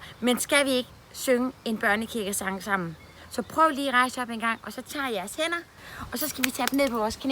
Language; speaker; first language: Danish; native; Danish